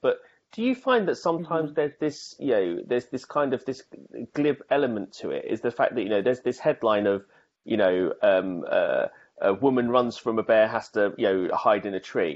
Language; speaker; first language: English; native; English